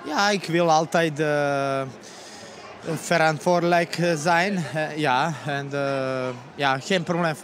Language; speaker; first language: Dutch; non-native, learner; Serbian